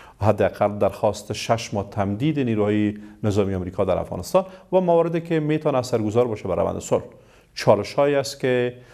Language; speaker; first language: Persian; native; Persian